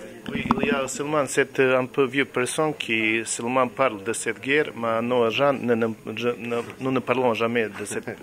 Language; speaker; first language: French; non-native, learner; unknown